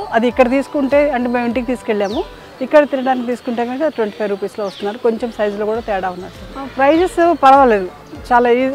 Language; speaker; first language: Telugu; native; Telugu